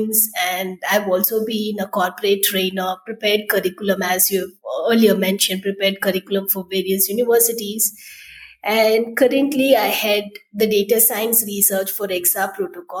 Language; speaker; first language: English; non-native, local second language; Tamil